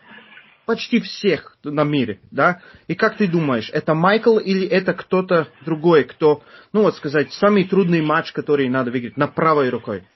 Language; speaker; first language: Russian; non-native, fluent; Turkish